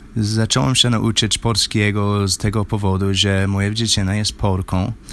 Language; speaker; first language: Polish; non-native, learner; English